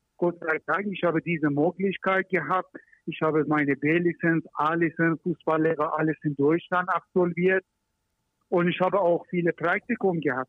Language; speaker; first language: German; non-native, learner; Persian